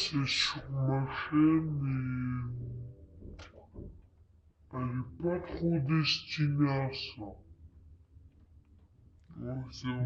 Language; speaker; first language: French; native; French